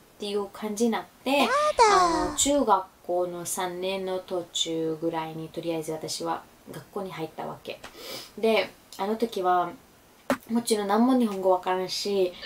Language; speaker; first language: Japanese; non-native, fluent; Urdu